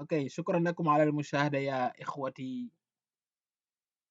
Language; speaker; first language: Arabic; non-native, fluent; Wolof